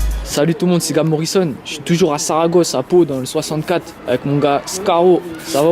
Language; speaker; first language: French; native; French